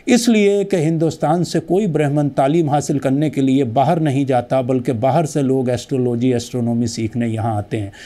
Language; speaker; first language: Hindi; native; Hindi